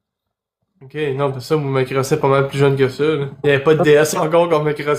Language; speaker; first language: French; native; French